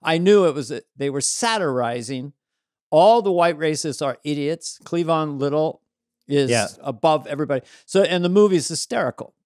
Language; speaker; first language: English; native; English